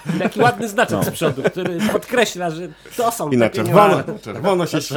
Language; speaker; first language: Polish; native; Polish